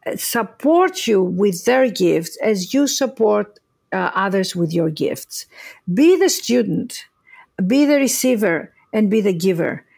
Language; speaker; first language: English; non-native, fluent; Greek